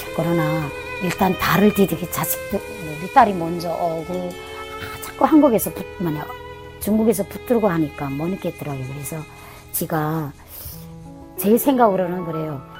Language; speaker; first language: Korean; native; Korean